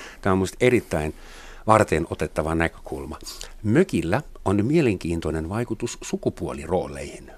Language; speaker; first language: Finnish; non-native, fluent; German